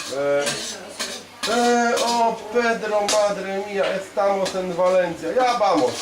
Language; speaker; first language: Spanish; non-native, learner; Polish